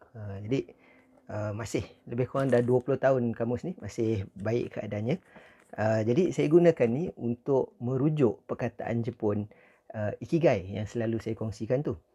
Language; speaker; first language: Malay; native; Malay